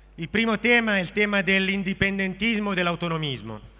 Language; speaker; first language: Italian; native; Italian